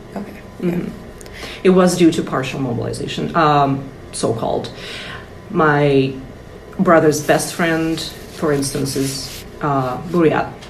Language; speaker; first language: English; non-native, fluent; Russian